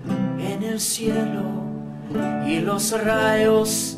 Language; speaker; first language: Spanish; non-native, learner; English